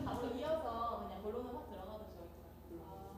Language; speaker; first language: Korean; native; Korean